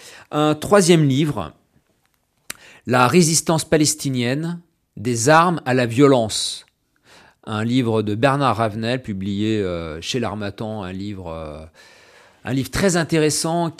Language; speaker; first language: French; native; French